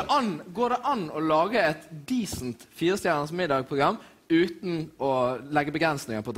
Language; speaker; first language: Norwegian; native; Norwegian